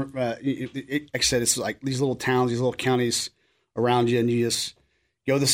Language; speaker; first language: English; native; English